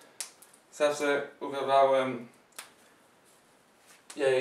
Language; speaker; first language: Polish; non-native, learner; Slovak